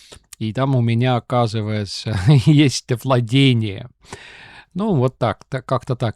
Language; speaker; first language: Russian; non-native, local second language; Estonian